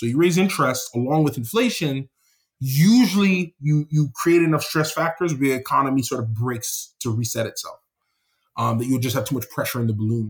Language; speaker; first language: English; native; English